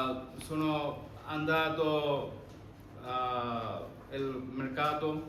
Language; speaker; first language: Italian; non-native, learner; Bangla